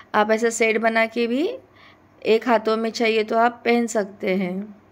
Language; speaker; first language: Hindi; non-native, local second language; Marathi